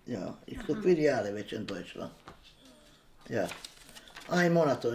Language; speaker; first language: German; non-native, learner; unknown